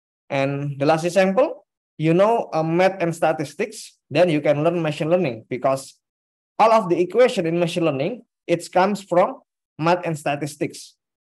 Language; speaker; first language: English; non-native, fluent; Indonesian